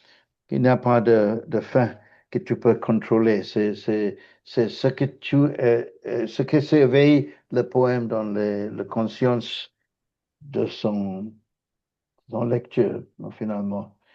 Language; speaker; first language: French; non-native, fluent; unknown